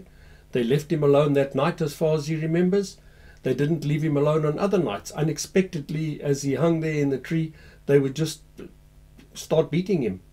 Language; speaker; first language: English; native; English